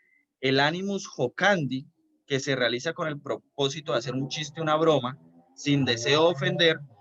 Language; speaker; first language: Spanish; native; Spanish